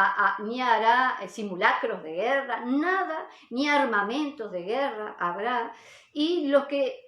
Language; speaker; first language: Spanish; native; Spanish